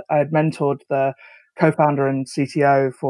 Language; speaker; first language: English; native; English